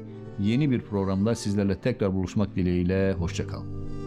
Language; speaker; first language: Turkish; native; Turkish